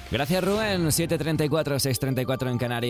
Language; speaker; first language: Spanish; native; Spanish